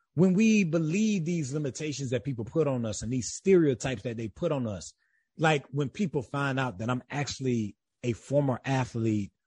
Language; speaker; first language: English; native; English